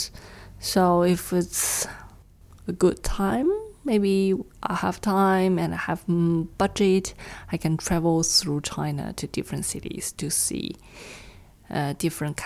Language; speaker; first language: English; non-native, fluent; Chinese